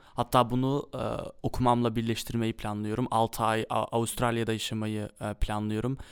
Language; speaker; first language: Turkish; early bilingual, heritage; Turkish